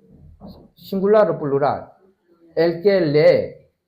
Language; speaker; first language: Spanish; non-native, learner; Korean